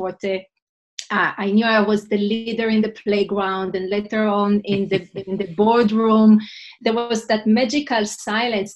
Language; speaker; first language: English; non-native, fluent; Hebrew